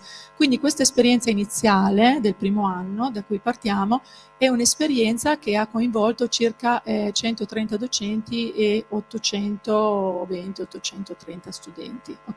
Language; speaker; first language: Italian; native; Italian